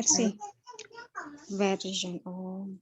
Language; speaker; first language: English; non-native, learner; Indonesian